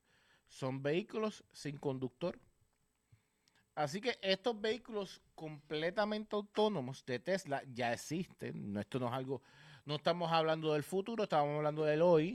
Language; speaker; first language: Spanish; native; Spanish